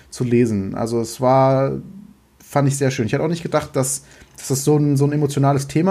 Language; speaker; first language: German; native; German